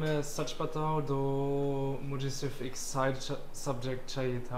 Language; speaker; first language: Hindi; non-native, fluent; German